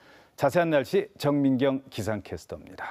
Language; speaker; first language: Korean; native; Korean